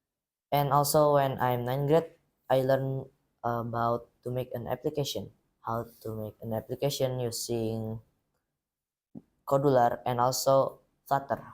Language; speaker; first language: English; non-native, learner; Indonesian